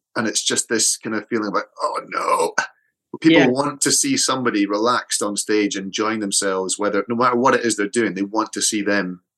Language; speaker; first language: English; native; English